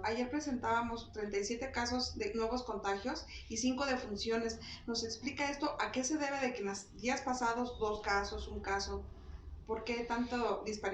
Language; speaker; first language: Spanish; native; Spanish